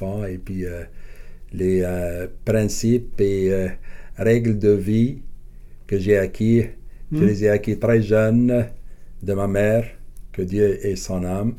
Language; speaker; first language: French; non-native, local second language; Arabic